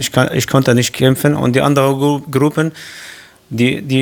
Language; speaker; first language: German; non-native, learner; Kurdish